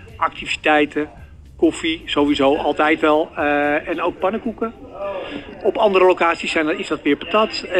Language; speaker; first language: Dutch; native; Dutch